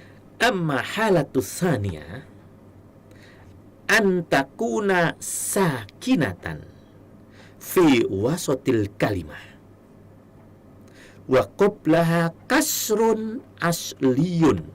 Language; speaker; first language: Arabic; non-native, fluent; Indonesian